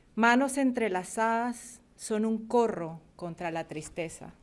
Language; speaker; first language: Spanish; native; Spanish